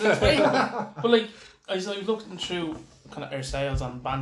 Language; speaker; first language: English; native; English